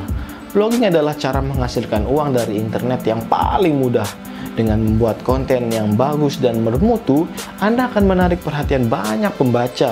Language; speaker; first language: Indonesian; native; Indonesian